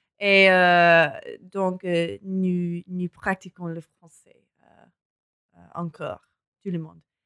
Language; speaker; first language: French; early bilingual, other home language; English